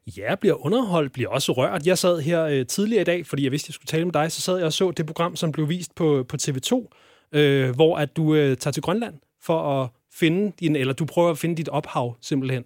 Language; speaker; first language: Danish; native; Danish